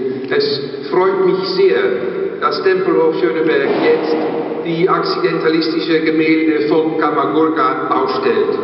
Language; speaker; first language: German; non-native, fluent; Dutch